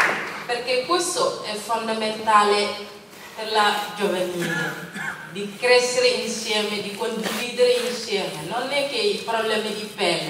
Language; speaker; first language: Italian; non-native, learner; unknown